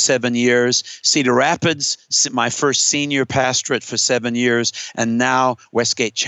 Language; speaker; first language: English; native; English